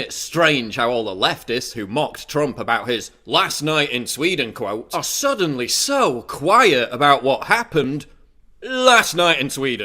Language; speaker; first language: English; native; English